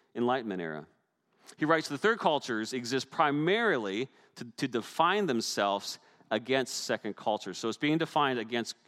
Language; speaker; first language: English; native; English